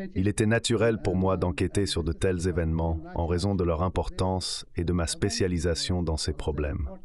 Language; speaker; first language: French; non-native, fluent; Ukrainian